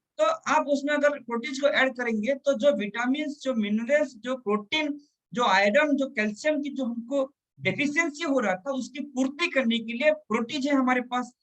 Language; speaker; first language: Hindi; non-native, local second language; Telugu